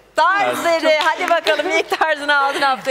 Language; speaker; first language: Turkish; native; Turkish